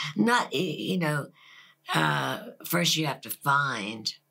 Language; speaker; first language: English; native; English